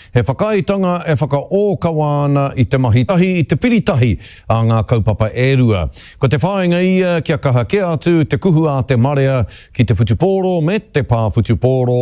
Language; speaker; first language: Māori; native; Māori